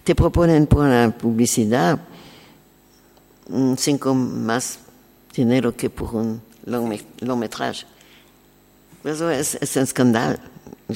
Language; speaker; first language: Spanish; non-native, learner; French